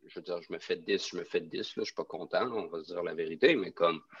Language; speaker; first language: French; native; French